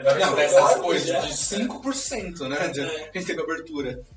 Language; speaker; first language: Portuguese; native; Portuguese